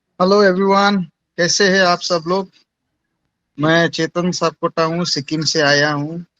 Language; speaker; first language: Hindi; non-native, local second language; Nepali